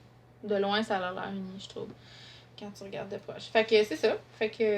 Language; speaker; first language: French; native; French